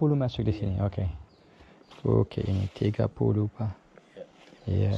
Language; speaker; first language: Indonesian; non-native, learner; English